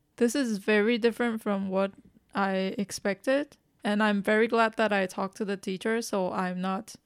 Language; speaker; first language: English; non-native, fluent; Chinese